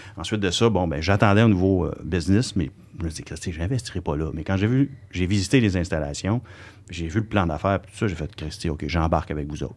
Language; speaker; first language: French; native; French